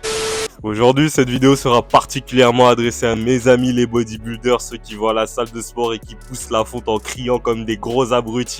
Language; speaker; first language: French; native; French